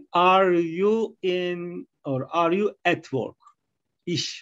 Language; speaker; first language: English; non-native, learner; Arabic